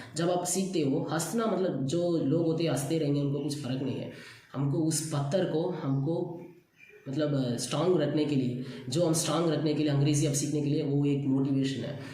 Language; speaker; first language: Hindi; non-native, local second language; Tamil